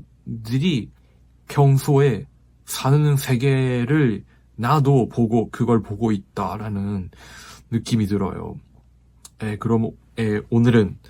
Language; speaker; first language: Korean; non-native, fluent; Japanese